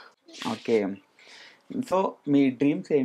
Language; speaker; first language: Telugu; native; Telugu